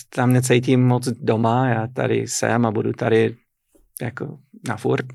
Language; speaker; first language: Czech; non-native, fluent; English